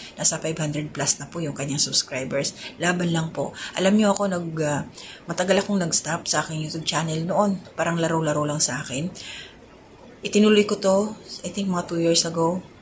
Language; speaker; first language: Filipino; native; Filipino